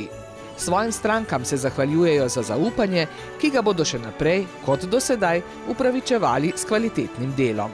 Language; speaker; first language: Slovenian; native; Slovenian